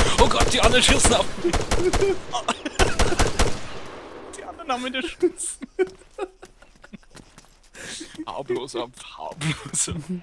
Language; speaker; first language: German; native; German